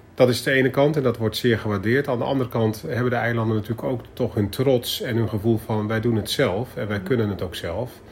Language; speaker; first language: Dutch; native; Dutch